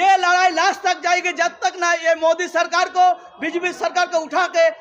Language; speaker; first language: Hindi; non-native, local second language; Bangla